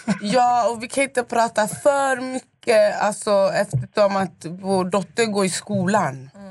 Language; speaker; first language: Swedish; native; Swedish